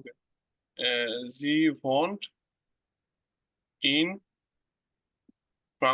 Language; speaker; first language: German; non-native, learner; Bangla